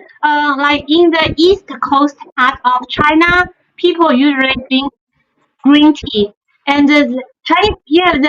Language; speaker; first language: English; non-native, fluent; Chinese